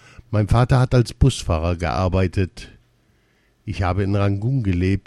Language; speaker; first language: German; non-native, learner; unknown